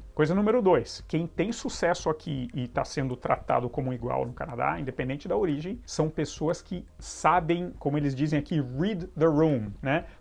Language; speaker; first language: Portuguese; native; Portuguese